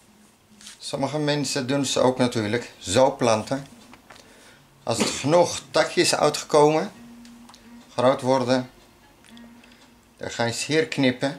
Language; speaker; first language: Dutch; non-native, learner; Arabic